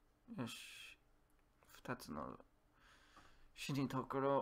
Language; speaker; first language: Japanese; non-native, learner; English